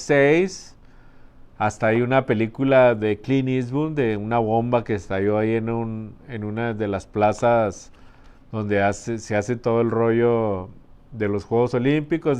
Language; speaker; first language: Spanish; native; Spanish